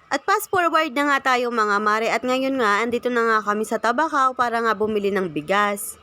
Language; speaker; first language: Filipino; native; Filipino